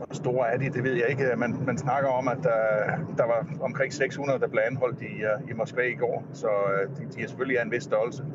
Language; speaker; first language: Danish; native; Danish